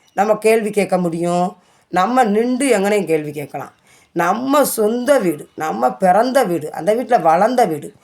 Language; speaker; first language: Tamil; native; Tamil